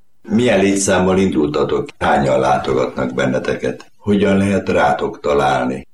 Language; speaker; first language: Hungarian; native; Hungarian